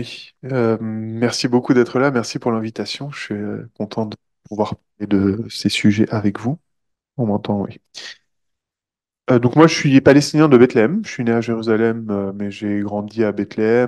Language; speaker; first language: French; non-native, fluent; Arabic